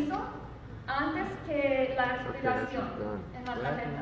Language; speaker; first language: Spanish; early bilingual, other home language; English